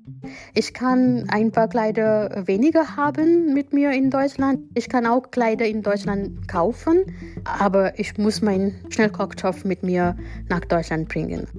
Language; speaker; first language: German; non-native, learner; Gujarati